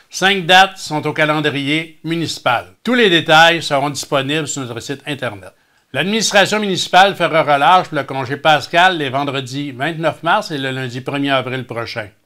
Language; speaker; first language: French; native; French